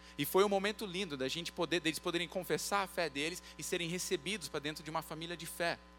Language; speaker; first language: Portuguese; early bilingual, other home language; English